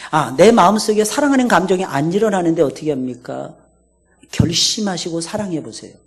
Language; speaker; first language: Korean; native; Korean